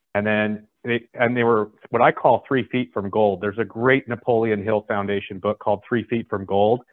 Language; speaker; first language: English; native; English